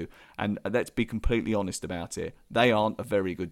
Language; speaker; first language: English; native; English